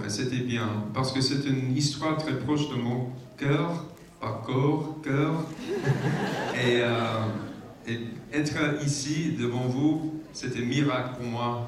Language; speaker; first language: French; non-native, fluent; English